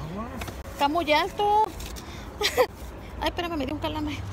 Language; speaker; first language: Spanish; native; Spanish